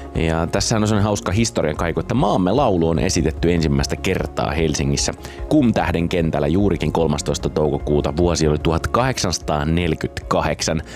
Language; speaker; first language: Finnish; native; Finnish